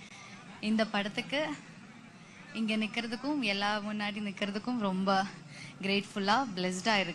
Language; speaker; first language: Tamil; non-native, learner; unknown